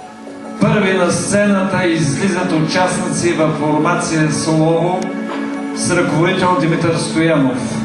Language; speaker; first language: Bulgarian; native; Bulgarian